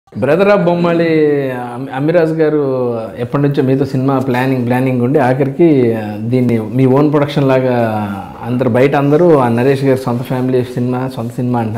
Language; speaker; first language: Telugu; native; Telugu